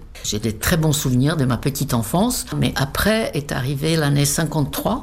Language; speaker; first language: French; non-native, fluent; Czech